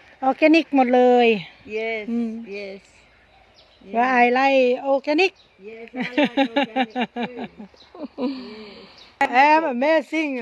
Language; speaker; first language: English; non-native, learner; Thai